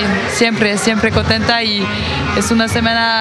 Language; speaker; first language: Spanish; non-native, fluent; French